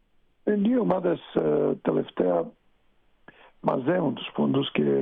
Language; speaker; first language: Greek; non-native, fluent; Serbian